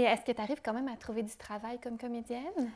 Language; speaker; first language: French; native; French